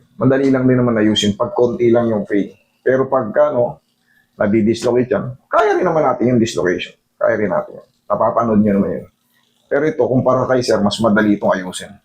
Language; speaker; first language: Filipino; native; Filipino